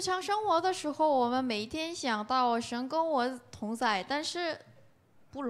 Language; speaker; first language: Chinese; non-native, learner; Korean